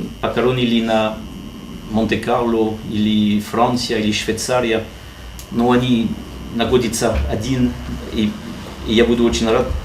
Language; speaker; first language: Russian; non-native, learner; French